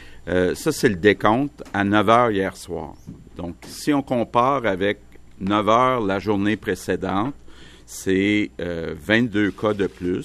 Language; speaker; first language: French; native; French